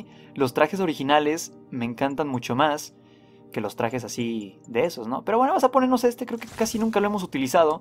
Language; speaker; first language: Spanish; native; Spanish